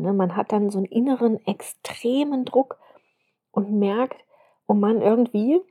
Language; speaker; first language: German; native; German